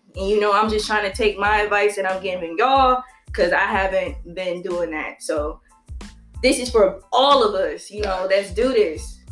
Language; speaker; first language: English; native; English